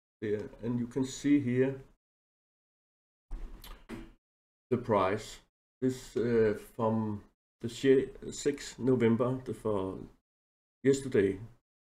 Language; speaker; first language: English; non-native, learner; Danish